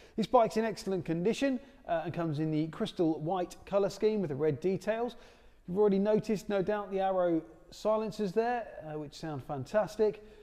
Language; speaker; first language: English; native; English